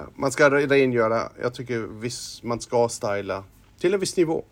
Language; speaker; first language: Swedish; non-native, fluent; German